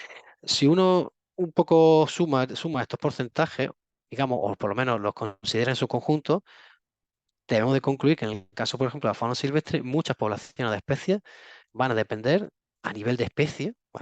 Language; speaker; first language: Spanish; native; Spanish